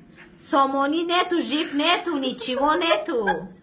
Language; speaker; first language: Russian; non-native, learner; Tajik